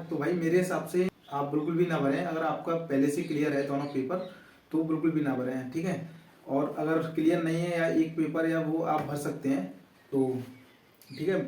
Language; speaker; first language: Hindi; native; Hindi